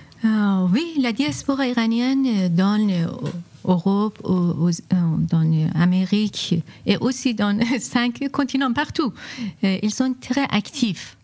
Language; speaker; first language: French; non-native, fluent; Persian